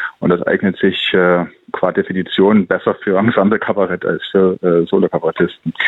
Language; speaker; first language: German; native; German